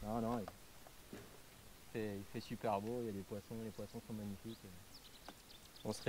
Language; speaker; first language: French; native; French